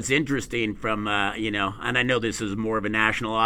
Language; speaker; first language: English; native; English